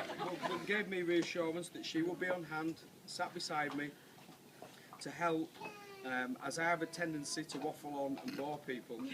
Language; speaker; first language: English; native; English